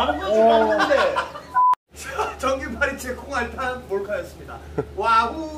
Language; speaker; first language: Korean; native; Korean